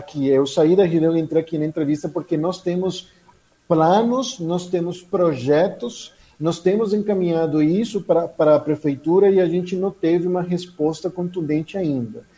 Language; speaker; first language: Portuguese; non-native, fluent; Spanish